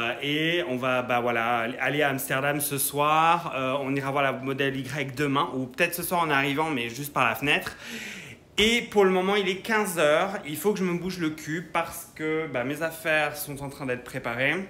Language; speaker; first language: French; native; French